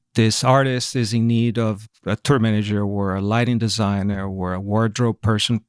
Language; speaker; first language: English; non-native, fluent; Portuguese